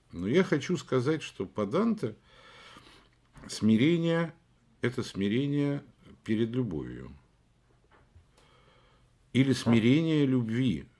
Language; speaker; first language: Russian; native; Russian